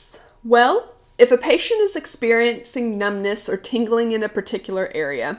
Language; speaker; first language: English; native; English